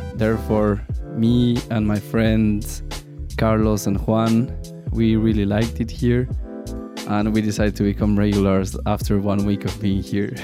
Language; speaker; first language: English; non-native, fluent; Spanish